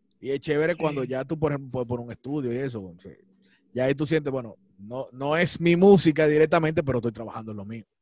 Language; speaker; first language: Spanish; native; Spanish